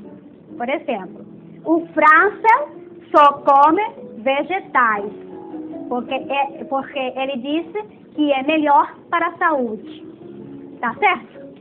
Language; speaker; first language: Portuguese; non-native, fluent; Spanish